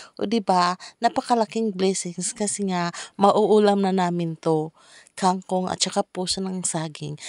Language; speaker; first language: Filipino; non-native, local second language; Cebuano